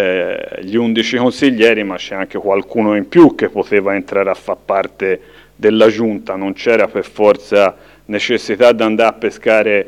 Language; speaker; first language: Italian; native; Italian